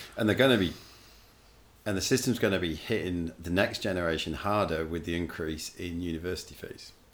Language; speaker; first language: English; native; English